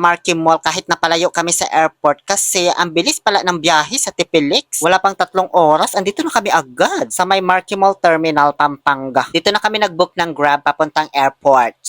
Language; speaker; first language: Filipino; native; Filipino